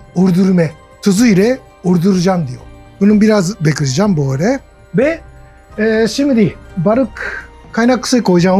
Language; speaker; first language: Turkish; non-native, learner; Japanese